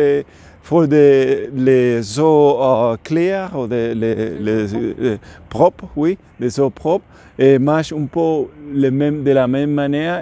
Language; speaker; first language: French; non-native, learner; English